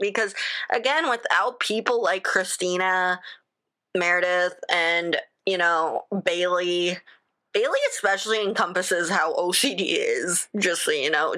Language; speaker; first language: English; native; English